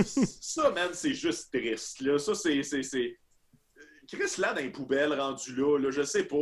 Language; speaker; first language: French; native; French